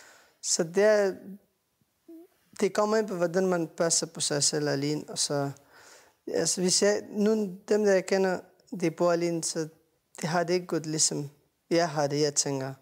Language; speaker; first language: Danish; non-native, learner; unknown